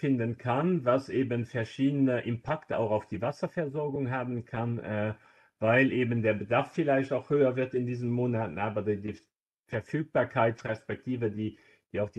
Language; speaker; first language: German; non-native, local second language; Luxembourgish